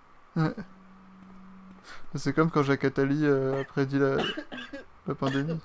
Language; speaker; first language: French; native; French